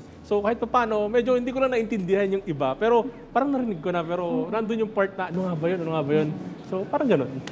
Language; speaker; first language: Filipino; native; Filipino